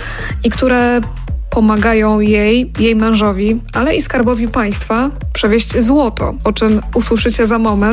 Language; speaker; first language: Polish; native; Polish